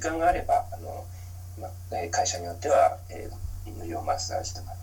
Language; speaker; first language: Japanese; native; Japanese